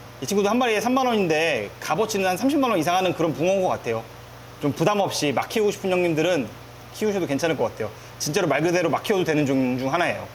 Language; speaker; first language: Korean; native; Korean